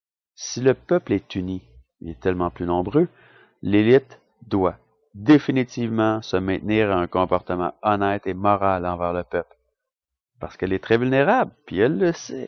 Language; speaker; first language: French; native; French